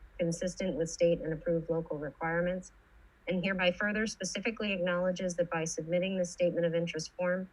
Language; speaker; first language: English; native; English